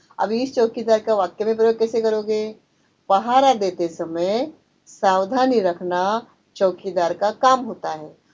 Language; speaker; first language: Hindi; non-native, local second language; Marathi